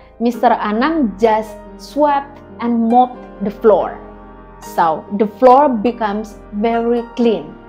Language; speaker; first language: English; non-native, fluent; Indonesian